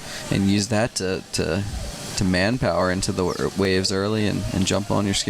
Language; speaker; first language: English; native; English